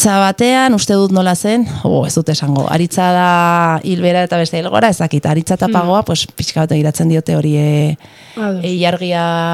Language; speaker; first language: Basque; native; Basque